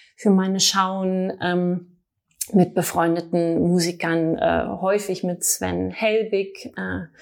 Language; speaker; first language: German; native; German